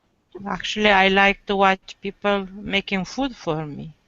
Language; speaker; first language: English; non-native, learner; Romanian